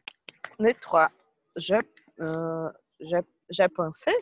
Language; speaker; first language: French; non-native, learner; Portuguese